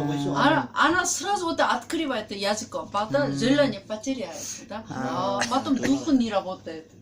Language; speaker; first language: Russian; non-native, learner; Korean